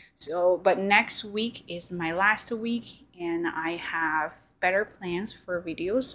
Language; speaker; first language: English; non-native, fluent; Chinese